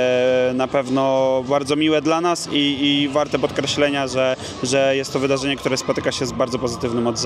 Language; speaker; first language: Polish; native; Polish